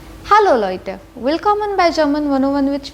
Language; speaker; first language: German; non-native, fluent; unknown